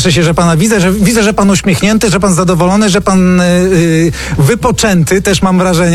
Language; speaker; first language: Polish; native; Polish